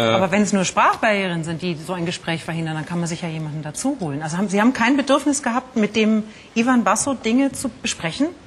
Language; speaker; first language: German; native; German